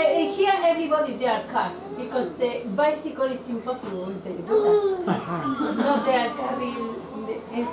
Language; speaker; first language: English; non-native, learner; Spanish